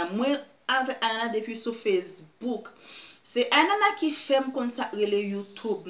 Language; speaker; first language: French; non-native, local second language; Haitian Creole